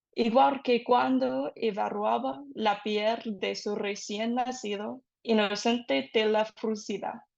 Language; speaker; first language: Spanish; non-native, fluent; English